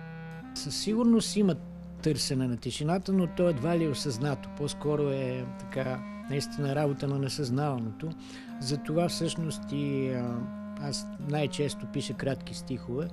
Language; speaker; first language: Bulgarian; native; Bulgarian